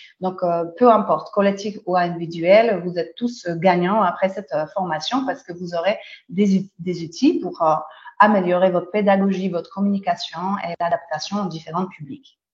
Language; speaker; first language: French; non-native, fluent; Polish